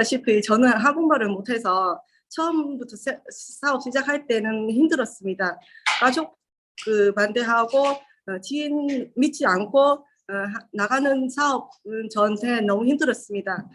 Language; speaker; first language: Korean; non-native, learner; Vietnamese